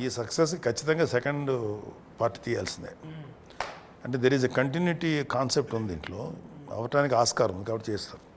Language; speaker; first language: Telugu; native; Telugu